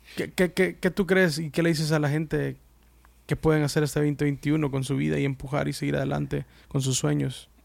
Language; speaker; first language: Spanish; early bilingual, heritage; Spanish